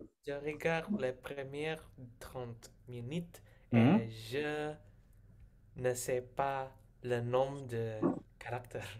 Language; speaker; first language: French; non-native, learner; Indonesian